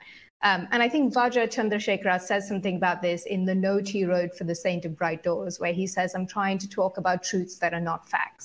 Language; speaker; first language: English; native; English